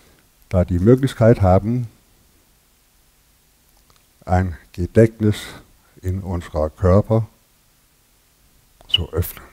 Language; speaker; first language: German; non-native, learner; Danish